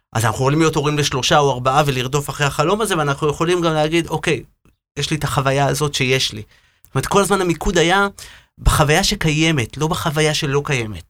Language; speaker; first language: Hebrew; native; Hebrew